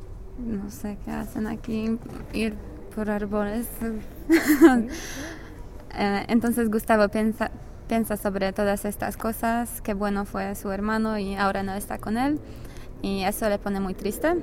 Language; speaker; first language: Spanish; non-native, learner; English